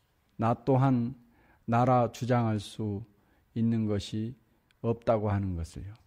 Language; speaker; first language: Korean; native; Korean